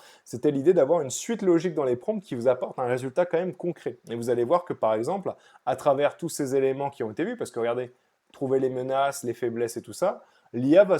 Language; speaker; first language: French; native; French